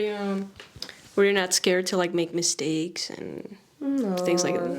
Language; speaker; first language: English; non-native, fluent; Spanish